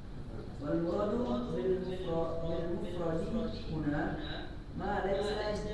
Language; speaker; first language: Arabic; non-native, learner; Indonesian